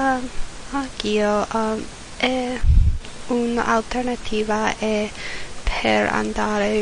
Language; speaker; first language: Italian; non-native, learner; English